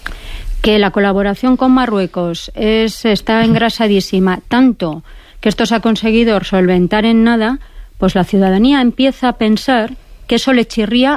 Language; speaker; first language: Spanish; native; Spanish